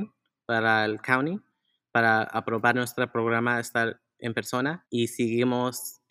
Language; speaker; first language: Spanish; early bilingual, heritage; Spanish